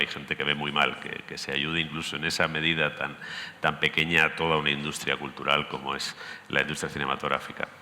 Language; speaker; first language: Spanish; native; Spanish